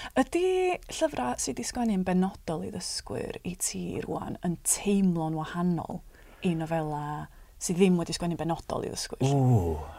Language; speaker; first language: Welsh; native; Welsh